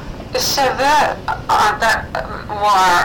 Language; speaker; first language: French; non-native, learner; Finnish